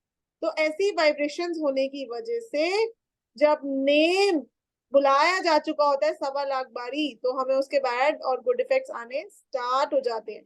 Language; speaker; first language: Hindi; native; Hindi